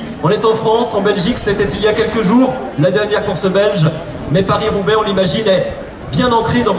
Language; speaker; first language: French; native; French